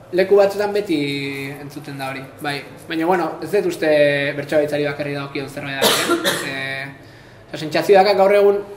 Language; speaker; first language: Basque; native; Basque